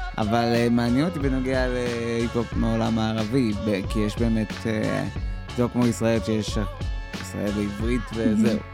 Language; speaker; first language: Hebrew; native; Hebrew